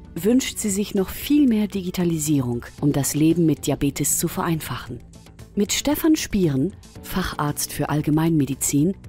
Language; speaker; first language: German; native; German